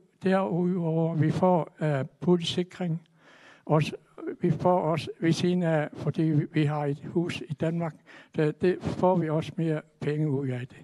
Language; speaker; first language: Danish; non-native, local second language; Kalaallisut